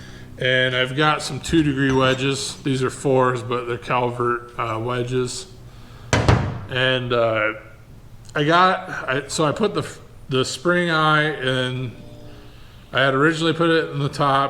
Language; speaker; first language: English; native; English